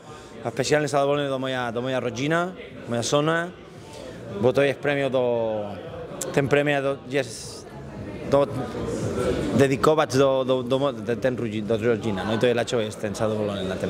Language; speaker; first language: Polish; non-native, learner; Spanish